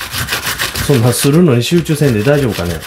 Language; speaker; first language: Japanese; native; Japanese